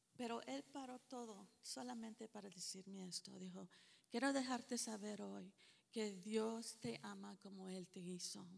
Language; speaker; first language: Spanish; early bilingual, heritage; Spanish